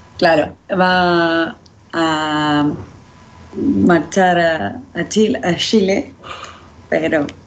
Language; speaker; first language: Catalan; non-native, learner; Spanish